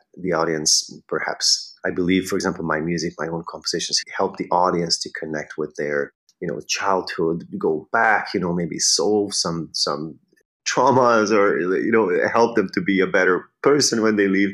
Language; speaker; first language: English; non-native, fluent; Hungarian